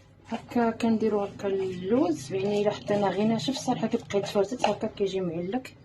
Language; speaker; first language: Arabic; native; Arabic